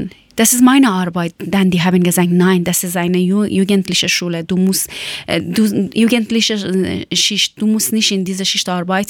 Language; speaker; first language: German; non-native, learner; Persian